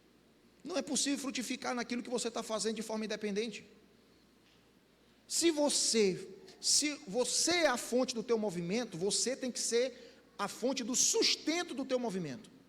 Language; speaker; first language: Portuguese; native; Portuguese